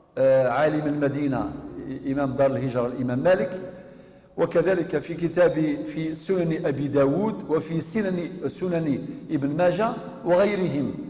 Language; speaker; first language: Arabic; non-native, local second language; Kabyle